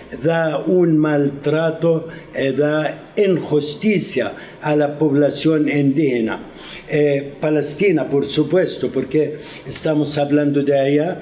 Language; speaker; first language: Spanish; non-native, fluent; Arabic